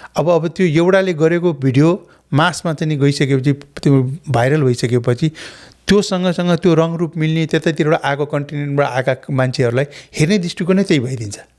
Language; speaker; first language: Nepali; native; Nepali